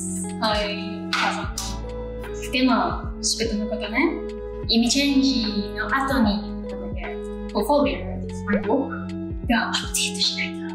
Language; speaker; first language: Japanese; non-native, learner; English